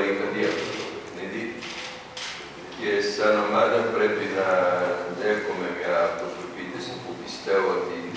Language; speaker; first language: Greek; non-native, fluent; Serbian